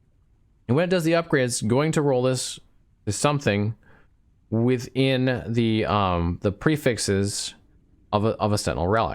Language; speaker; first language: English; native; English